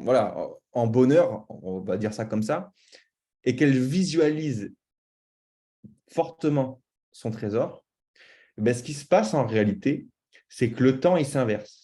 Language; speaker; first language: French; native; French